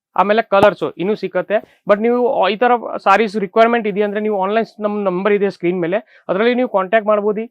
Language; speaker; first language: Kannada; non-native, fluent; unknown